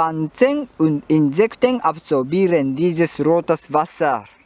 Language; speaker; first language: German; non-native, learner; Japanese